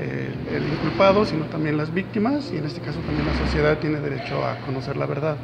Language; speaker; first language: Spanish; native; Spanish